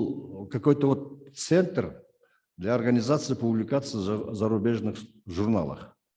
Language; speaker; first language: Russian; non-native, local second language; Kyrgyz